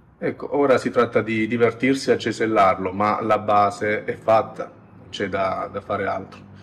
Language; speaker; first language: Italian; native; Italian